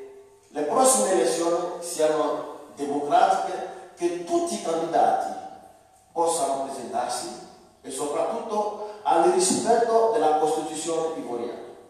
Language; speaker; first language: Italian; non-native, fluent; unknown